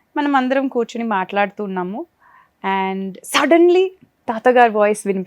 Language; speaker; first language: Telugu; non-native, fluent; Malayalam